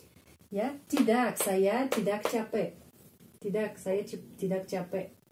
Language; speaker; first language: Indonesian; non-native, fluent; Russian